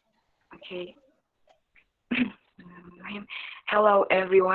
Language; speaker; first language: English; non-native, local second language; Indonesian